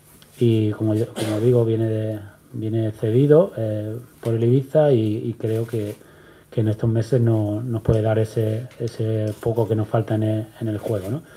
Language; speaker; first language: Spanish; native; Spanish